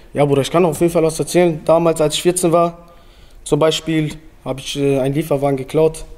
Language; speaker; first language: German; early bilingual, other home language; Albanian